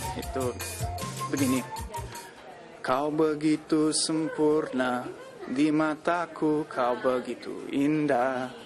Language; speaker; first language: Indonesian; non-native, fluent; English